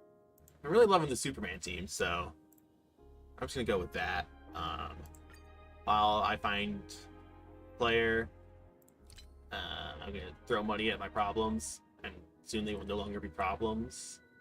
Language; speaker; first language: English; native; English